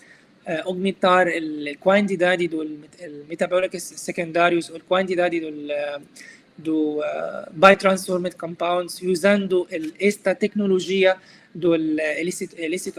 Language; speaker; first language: Portuguese; non-native, learner; Arabic